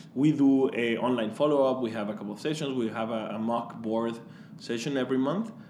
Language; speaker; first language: English; non-native, fluent; Spanish